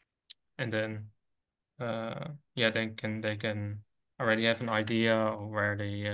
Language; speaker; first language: English; non-native, fluent; Dutch